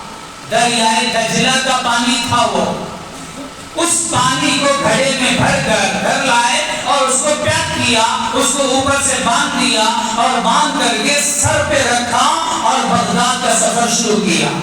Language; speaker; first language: Urdu; native; Urdu